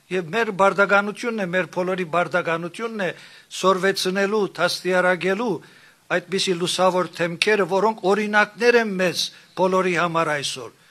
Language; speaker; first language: Armenian; native; Armenian